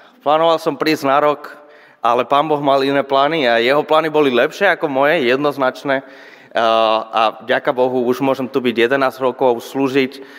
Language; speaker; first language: Slovak; non-native, fluent; Spanish